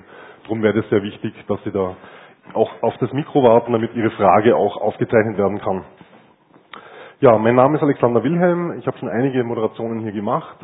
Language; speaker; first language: German; native; German